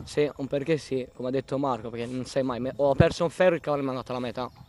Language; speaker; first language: Italian; non-native, fluent; Albanian